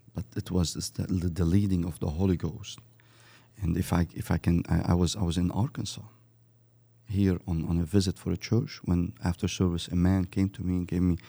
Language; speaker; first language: English; early bilingual, other home language; Arabic